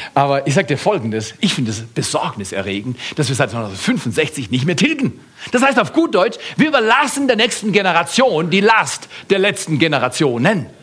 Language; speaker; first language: German; native; German